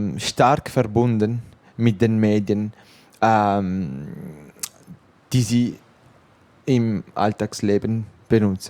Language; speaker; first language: German; non-native, fluent; Italian